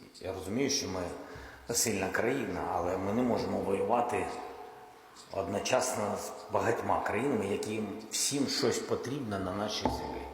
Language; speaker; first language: Ukrainian; non-native, local second language; Russian